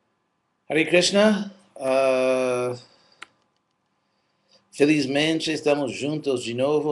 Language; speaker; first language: Portuguese; non-native, fluent; English